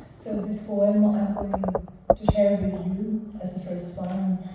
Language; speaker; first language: English; non-native, fluent; Ukrainian